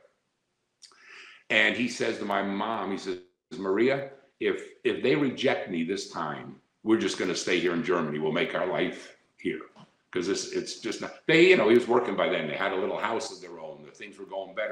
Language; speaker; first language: English; native; English